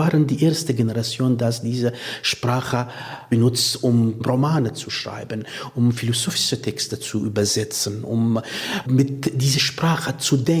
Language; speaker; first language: German; non-native, fluent; Kurdish